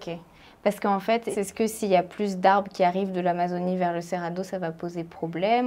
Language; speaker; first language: French; native; French